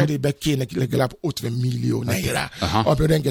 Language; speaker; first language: Hungarian; non-native, fluent; Yoruba